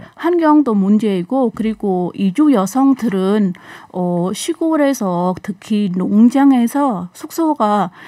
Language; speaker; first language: Korean; non-native, learner; Khmer